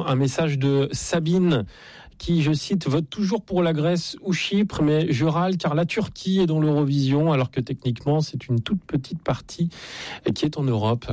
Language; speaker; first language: French; native; French